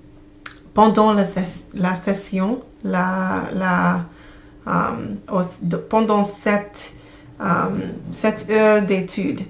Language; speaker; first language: French; non-native, learner; English